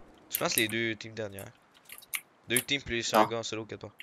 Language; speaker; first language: French; native; French